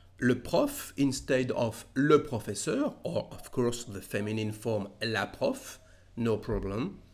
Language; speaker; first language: French; native; French